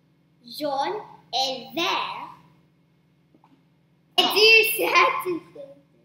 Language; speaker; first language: French; non-native, learner; English